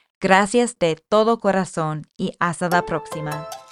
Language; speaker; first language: Spanish; non-native, fluent; English